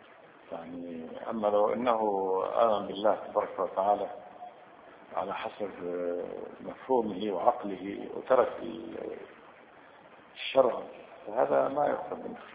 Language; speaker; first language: Arabic; native; Arabic